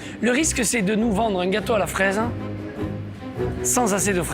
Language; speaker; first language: French; native; French